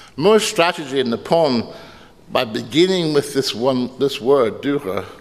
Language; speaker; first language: English; native; English